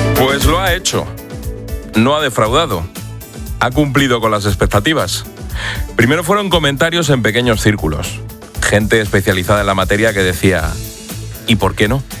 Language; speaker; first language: Spanish; native; Spanish